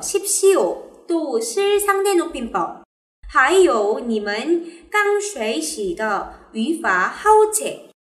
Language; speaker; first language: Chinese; non-native, fluent; Korean